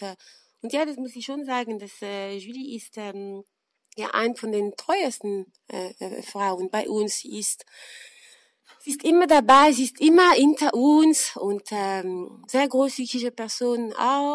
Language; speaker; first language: German; non-native, fluent; French